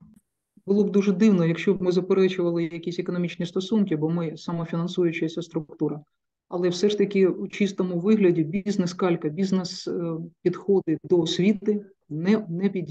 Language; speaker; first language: Ukrainian; native; Ukrainian